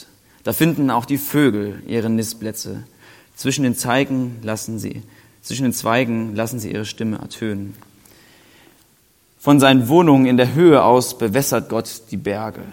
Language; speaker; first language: German; native; German